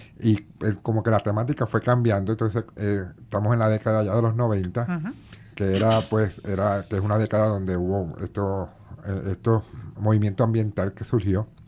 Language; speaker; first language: Spanish; native; Spanish